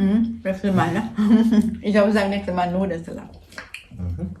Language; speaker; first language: German; non-native, learner; Thai